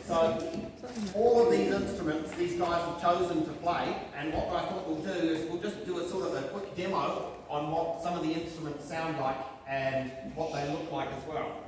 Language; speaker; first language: English; native; English